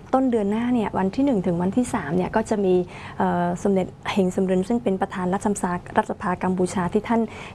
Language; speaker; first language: Thai; non-native, fluent; Khmer